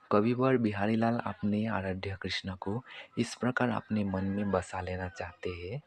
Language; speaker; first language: Hindi; non-native, local second language; Assamese